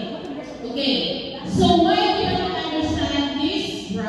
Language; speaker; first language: English; non-native, local second language; Cebuano